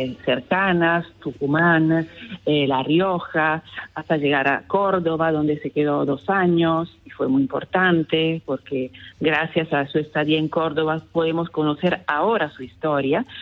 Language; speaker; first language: Spanish; non-native, fluent; Italian